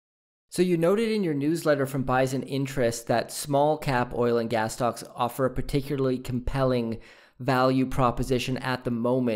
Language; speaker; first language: English; native; English